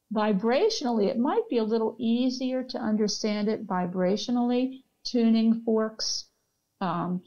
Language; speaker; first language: English; native; English